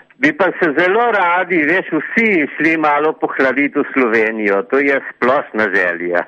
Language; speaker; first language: Slovenian; early bilingual, heritage; Slovenian